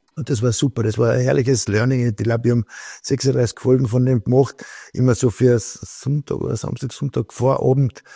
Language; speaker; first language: German; native; German